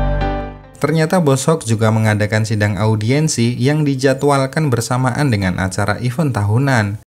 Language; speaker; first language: Indonesian; native; Indonesian